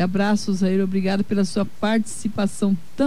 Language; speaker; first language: Portuguese; native; Portuguese